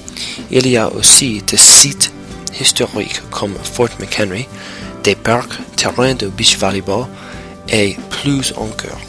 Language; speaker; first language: French; non-native, learner; English